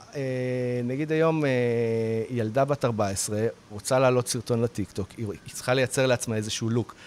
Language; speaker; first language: Hebrew; native; Hebrew